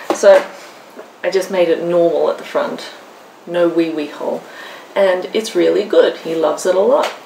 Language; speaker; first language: English; native; English